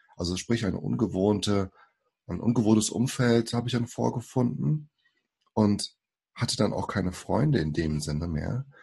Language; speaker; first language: German; early bilingual, other home language; Portuguese